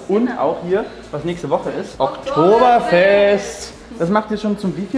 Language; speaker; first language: German; native; German